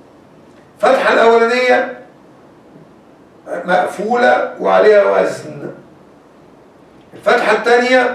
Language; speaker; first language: Arabic; native; Arabic